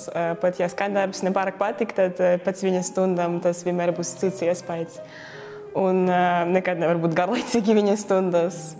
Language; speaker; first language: Latvian; non-native, local second language; Russian